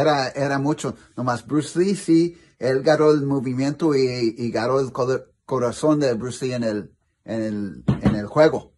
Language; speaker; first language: Spanish; non-native, learner; English